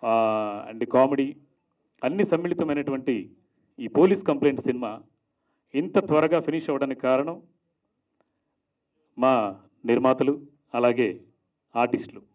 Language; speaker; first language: Telugu; native; Telugu